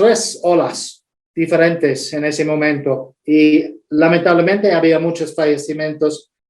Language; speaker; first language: Spanish; non-native, fluent; English